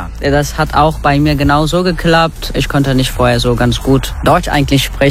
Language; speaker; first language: German; non-native, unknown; Turkish